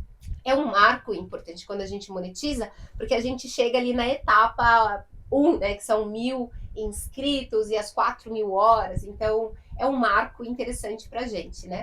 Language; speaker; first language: Portuguese; native; Portuguese